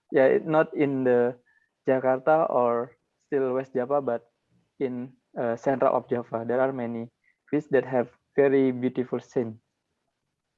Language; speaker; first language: English; non-native, learner; Indonesian